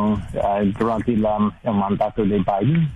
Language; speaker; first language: Spanish; non-native, learner; English